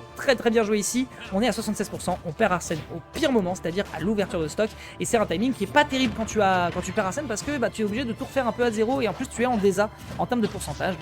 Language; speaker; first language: French; native; French